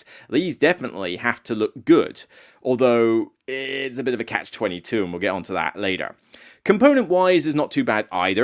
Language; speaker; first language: English; native; English